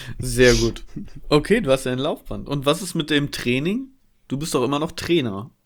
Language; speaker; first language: German; native; German